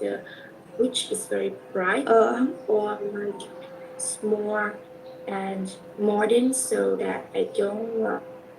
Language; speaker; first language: English; non-native, learner; Vietnamese